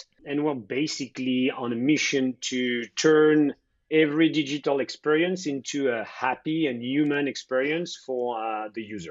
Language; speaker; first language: English; non-native, fluent; French